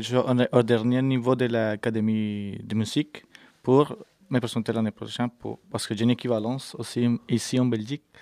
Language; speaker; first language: French; non-native, fluent; Spanish